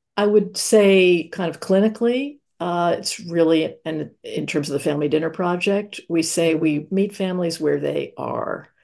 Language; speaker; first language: English; native; English